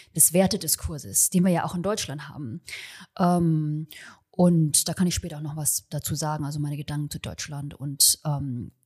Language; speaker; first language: German; early bilingual, other home language; Chinese